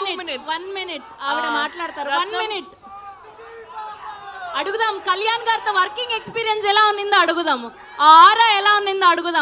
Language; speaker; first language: Telugu; native; Telugu